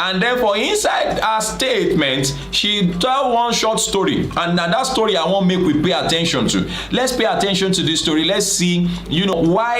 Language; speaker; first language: English; non-native, local second language; Yoruba